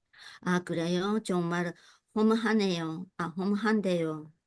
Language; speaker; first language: Korean; non-native, learner; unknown